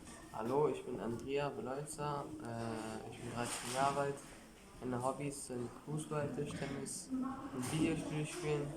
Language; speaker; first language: German; early bilingual, other home language; Serbian